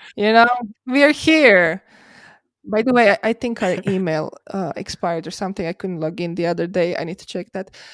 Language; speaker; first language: English; non-native, fluent; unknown